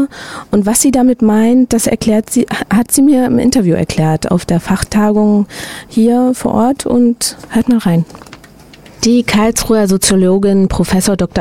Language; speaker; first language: German; native; German